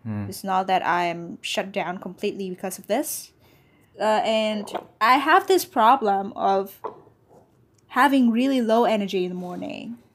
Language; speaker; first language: English; non-native, fluent; Vietnamese